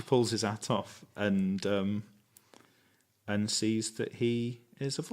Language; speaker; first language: English; native; English